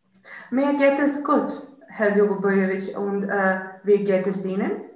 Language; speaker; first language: German; non-native, learner; Serbian